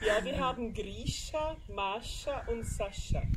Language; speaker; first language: German; non-native, fluent; Czech